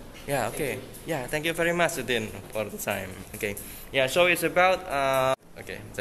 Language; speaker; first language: English; non-native, fluent; Indonesian